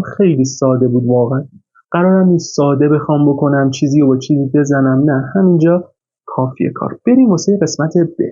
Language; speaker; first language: Persian; native; Persian